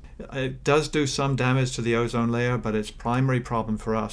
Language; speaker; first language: English; native; English